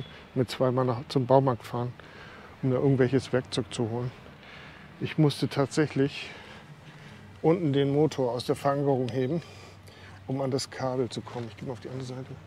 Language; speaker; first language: German; native; German